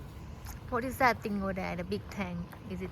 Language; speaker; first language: English; non-native, learner; Thai